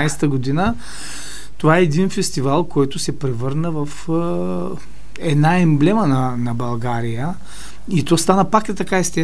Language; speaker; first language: Bulgarian; native; Bulgarian